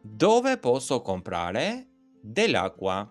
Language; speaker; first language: Italian; non-native, fluent; Albanian